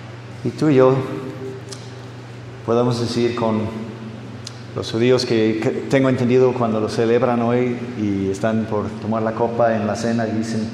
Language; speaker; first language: Spanish; non-native, fluent; English